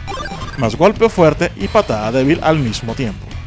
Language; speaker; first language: Spanish; native; Spanish